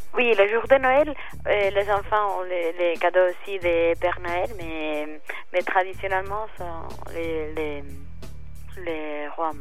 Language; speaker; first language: French; non-native, learner; Spanish